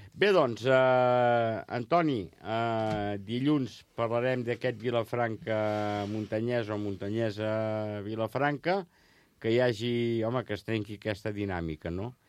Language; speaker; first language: Catalan; native; Catalan